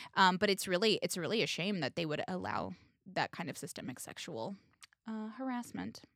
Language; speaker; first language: English; native; English